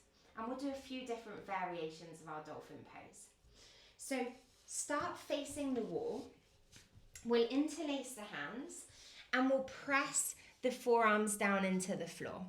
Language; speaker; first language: English; native; English